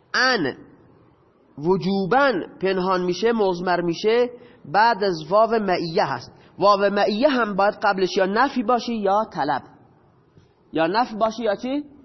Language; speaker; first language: Persian; non-native, local second language; Baluchi